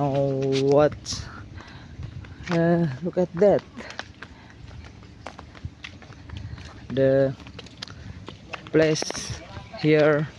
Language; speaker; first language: English; non-native, learner; Indonesian